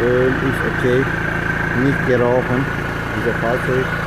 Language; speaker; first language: German; non-native, learner; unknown